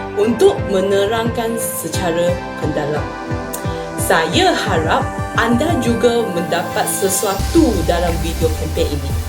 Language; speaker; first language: Malay; non-native, local second language; Chinese